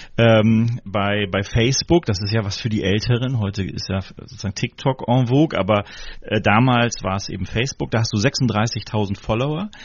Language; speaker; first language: German; native; German